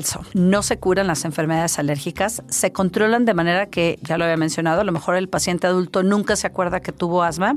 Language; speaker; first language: Spanish; native; Spanish